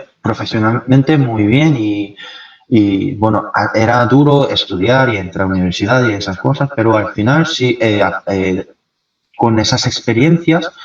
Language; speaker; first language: Spanish; non-native, fluent; Korean